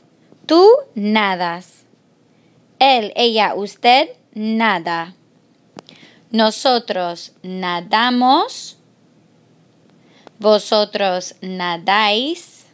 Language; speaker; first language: Spanish; non-native, fluent; English